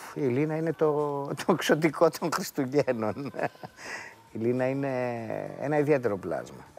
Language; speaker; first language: Greek; native; Greek